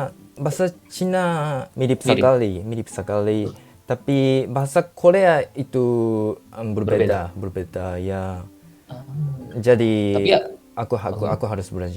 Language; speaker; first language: Indonesian; non-native, learner; Japanese